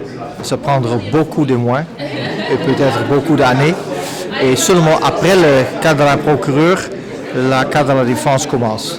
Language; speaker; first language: French; non-native, learner; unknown